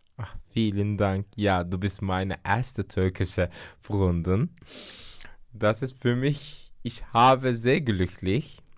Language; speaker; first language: German; non-native, learner; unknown